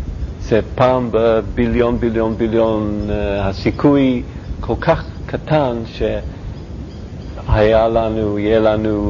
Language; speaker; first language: Hebrew; non-native, learner; English